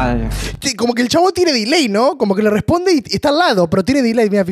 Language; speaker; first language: Spanish; native; Spanish